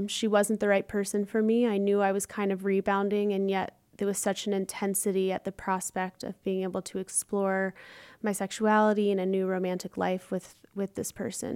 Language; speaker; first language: English; native; English